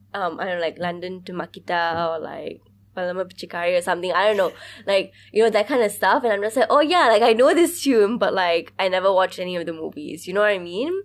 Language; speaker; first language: English; early bilingual, other home language; Hindi